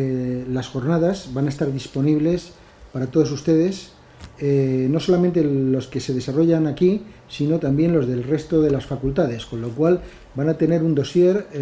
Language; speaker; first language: Spanish; native; Spanish